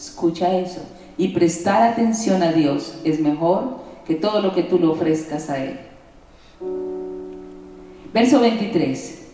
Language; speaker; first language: Spanish; native; Spanish